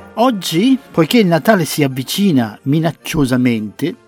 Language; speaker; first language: Italian; native; Italian